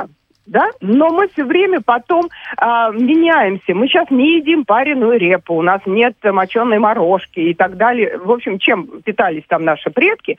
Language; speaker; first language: Russian; native; Russian